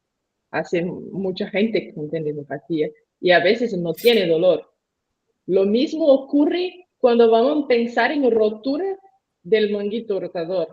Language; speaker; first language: Spanish; non-native, learner; Portuguese